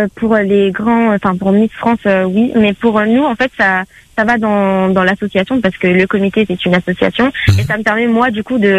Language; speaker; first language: French; native; French